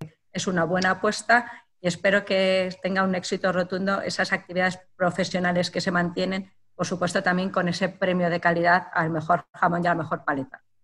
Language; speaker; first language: Spanish; native; Spanish